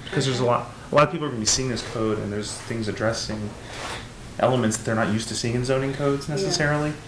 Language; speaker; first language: English; native; English